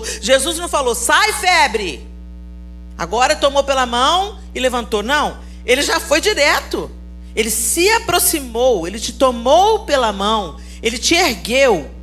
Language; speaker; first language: Portuguese; native; Portuguese